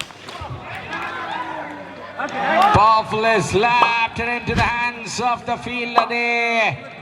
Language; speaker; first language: English; non-native, local second language; Malayalam